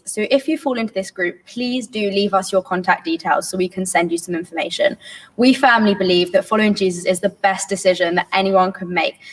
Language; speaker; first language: English; native; English